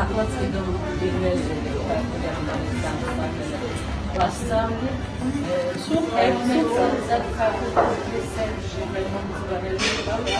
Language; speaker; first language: Georgian; early bilingual, heritage; Georgian